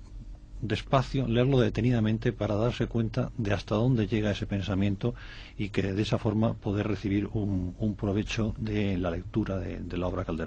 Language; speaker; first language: Spanish; native; Spanish